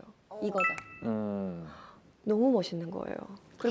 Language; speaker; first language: Korean; native; Korean